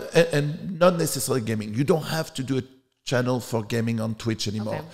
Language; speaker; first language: English; non-native, fluent; French